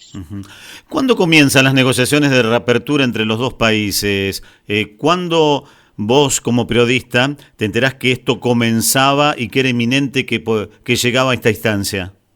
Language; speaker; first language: Spanish; native; Spanish